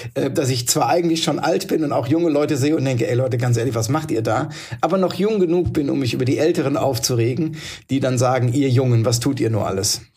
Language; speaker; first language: German; native; German